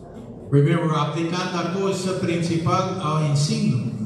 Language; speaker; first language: Portuguese; non-native, learner; English